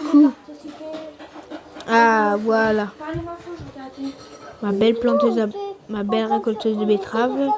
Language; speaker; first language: French; native; French